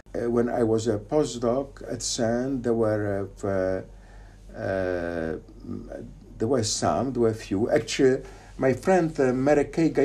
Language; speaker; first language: English; non-native, fluent; Polish